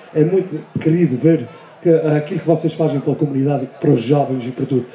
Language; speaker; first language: Portuguese; early bilingual, heritage; Portuguese